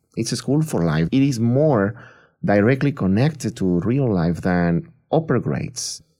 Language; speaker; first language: English; non-native, fluent; Spanish